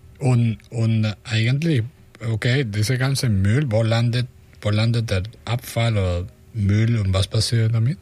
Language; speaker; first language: German; non-native, fluent; Spanish